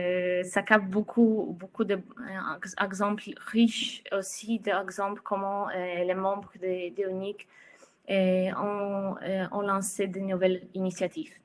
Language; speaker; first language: French; non-native, fluent; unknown